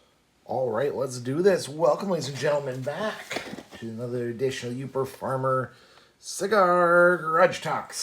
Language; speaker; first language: English; native; English